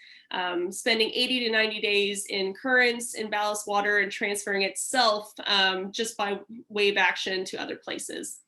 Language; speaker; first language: English; native; English